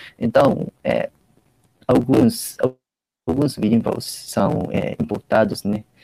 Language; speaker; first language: Portuguese; non-native, learner; Japanese